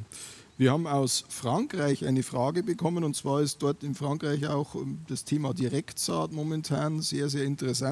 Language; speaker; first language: German; native; German